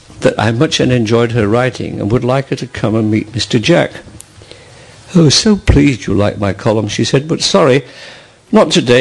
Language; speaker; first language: English; native; English